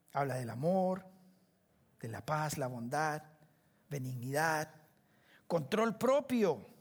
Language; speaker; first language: Spanish; native; Spanish